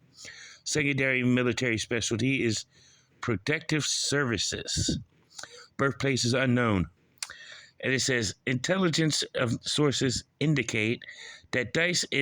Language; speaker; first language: English; native; English